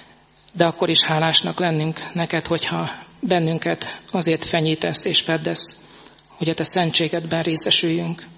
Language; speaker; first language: Hungarian; native; Hungarian